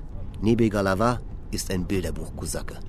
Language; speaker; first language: German; native; German